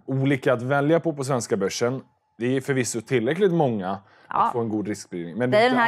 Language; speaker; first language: Swedish; native; Swedish